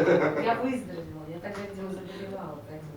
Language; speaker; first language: Russian; native; Russian